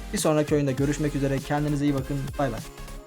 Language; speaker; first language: Turkish; native; Turkish